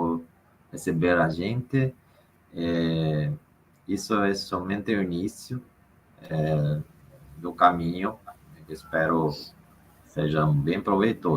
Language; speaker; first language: Portuguese; non-native, fluent; Italian